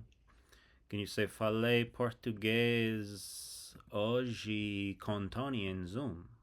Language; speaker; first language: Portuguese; non-native, fluent; English